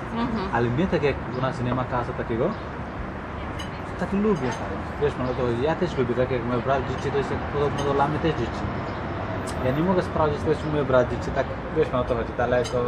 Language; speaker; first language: Polish; non-native, learner; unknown